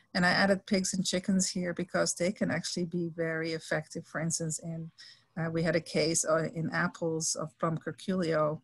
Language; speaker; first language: English; non-native, fluent; Dutch